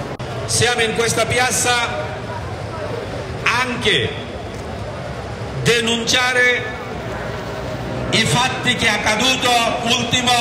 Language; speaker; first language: Italian; non-native, learner; Bangla